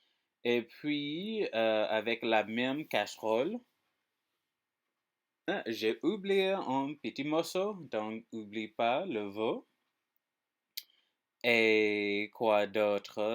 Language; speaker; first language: French; non-native, learner; English